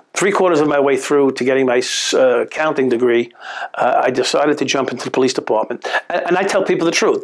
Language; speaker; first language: English; native; English